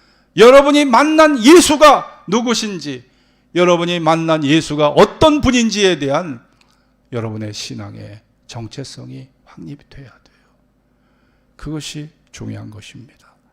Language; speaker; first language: Korean; native; Korean